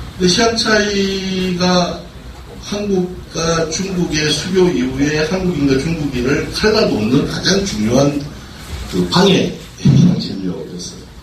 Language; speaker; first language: Korean; native; Korean